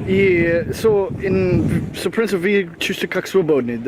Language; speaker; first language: Russian; non-native, learner; English